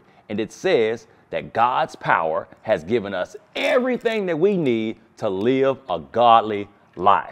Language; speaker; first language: English; native; English